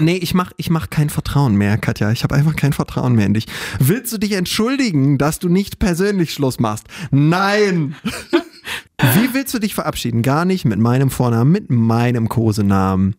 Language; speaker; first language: German; native; German